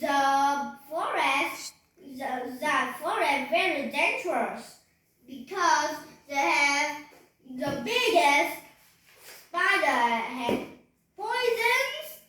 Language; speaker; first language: English; non-native, learner; Vietnamese